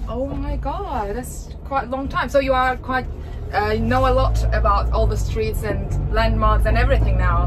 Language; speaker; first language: English; non-native, fluent; Turkish